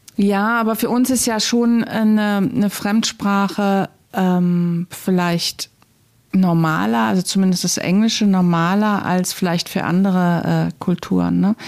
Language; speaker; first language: German; native; German